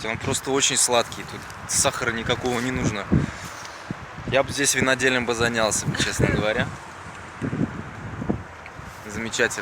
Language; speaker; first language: Russian; native; Russian